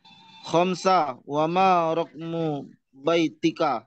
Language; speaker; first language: Arabic; non-native, learner; Indonesian